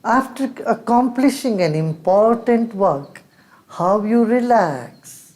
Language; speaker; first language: English; non-native, local second language; Hindi